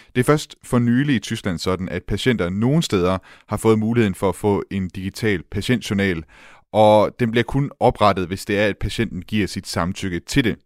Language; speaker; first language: Danish; native; Danish